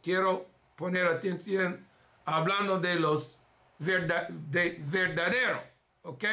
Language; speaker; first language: Spanish; early bilingual, heritage; English